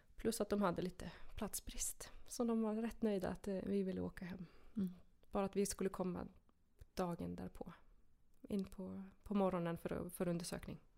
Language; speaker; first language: Swedish; non-native, fluent; Icelandic